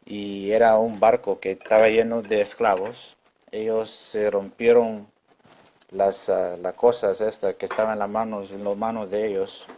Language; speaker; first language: Spanish; non-native, local second language; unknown